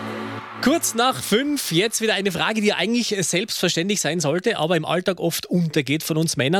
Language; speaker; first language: German; native; German